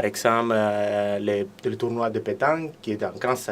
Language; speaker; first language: French; non-native, fluent; Greek